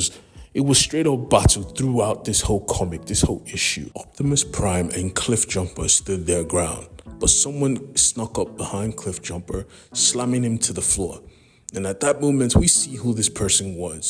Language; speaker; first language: English; native; English